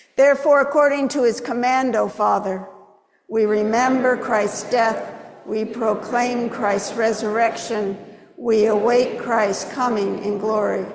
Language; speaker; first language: English; native; English